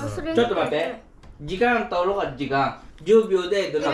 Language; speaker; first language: Japanese; non-native, learner; Filipino